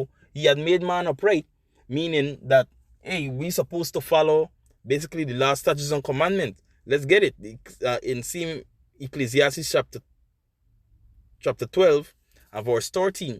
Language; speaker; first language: English; native; English